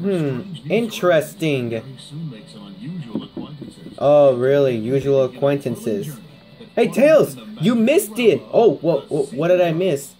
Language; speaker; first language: English; native; English